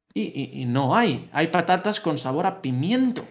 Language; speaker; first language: Spanish; native; Spanish